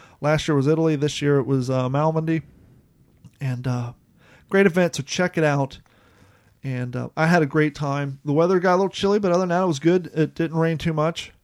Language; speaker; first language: English; native; English